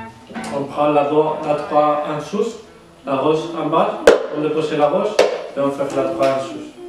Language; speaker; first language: French; non-native, learner; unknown